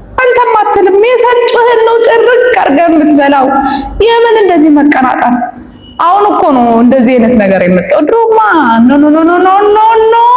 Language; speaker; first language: Amharic; native; Amharic